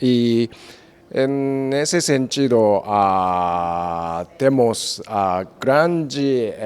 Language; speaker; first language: Portuguese; non-native, fluent; Japanese